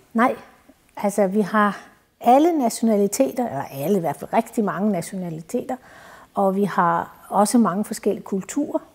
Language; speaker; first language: Danish; native; Danish